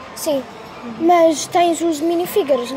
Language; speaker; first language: Portuguese; early bilingual, heritage; Portuguese